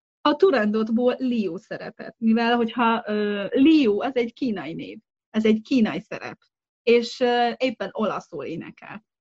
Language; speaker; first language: Hungarian; non-native, fluent; Chinese